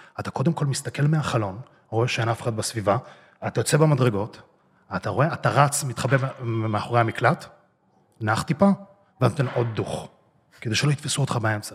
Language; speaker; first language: Hebrew; early bilingual, other home language; Russian